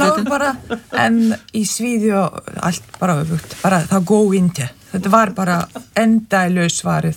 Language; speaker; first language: Icelandic; non-native, fluent; Lithuanian